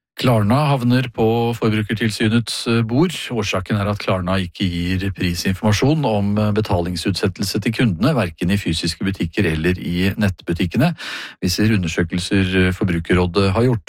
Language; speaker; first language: Norwegian; native; Norwegian